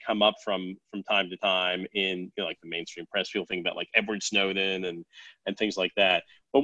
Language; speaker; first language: English; native; English